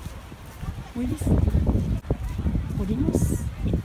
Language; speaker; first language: Spanish; non-native, learner; English